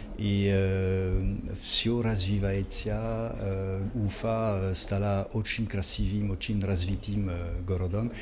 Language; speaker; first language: Russian; non-native, fluent; French